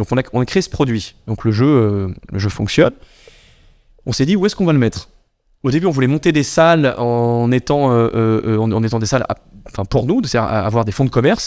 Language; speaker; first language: French; native; French